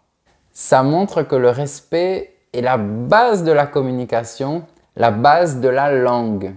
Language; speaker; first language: French; native; French